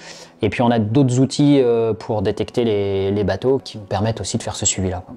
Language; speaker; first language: French; native; French